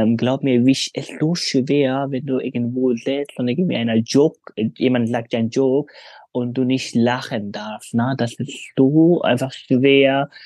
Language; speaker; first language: German; non-native, fluent; Pashto